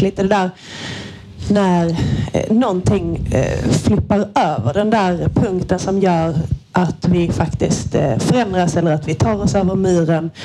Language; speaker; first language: Swedish; native; Swedish